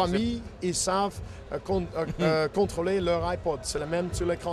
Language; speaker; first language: French; non-native, fluent; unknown